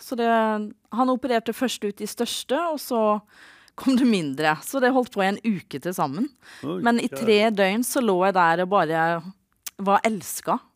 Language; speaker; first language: Norwegian; native; Norwegian